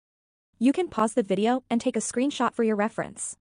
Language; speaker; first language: English; non-native, local second language; Malayalam